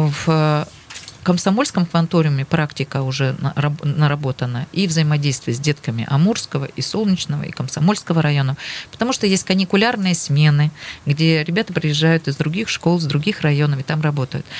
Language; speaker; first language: Russian; native; Russian